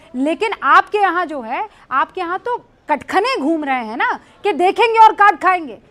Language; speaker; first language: Hindi; native; Hindi